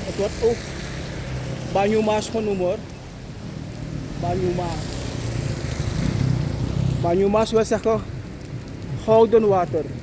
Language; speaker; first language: Dutch; non-native, local second language; Sranan Tongo